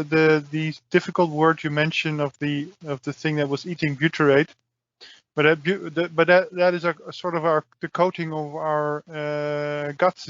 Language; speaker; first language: English; non-native, fluent; Dutch